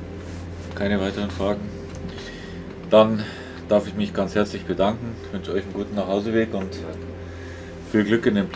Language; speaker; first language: German; native; German